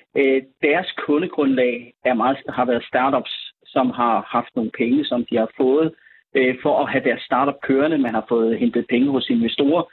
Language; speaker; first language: Danish; native; Danish